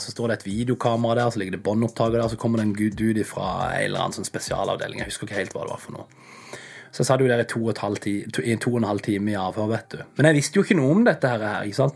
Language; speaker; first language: Norwegian; native; Norwegian